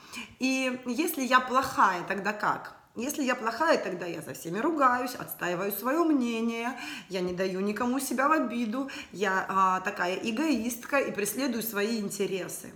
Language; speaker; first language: Russian; native; Russian